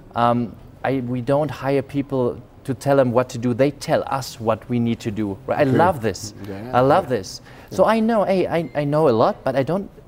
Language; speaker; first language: English; non-native, fluent; German